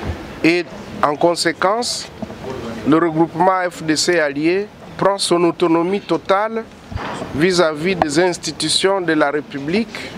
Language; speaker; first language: French; non-native, local second language; Lingala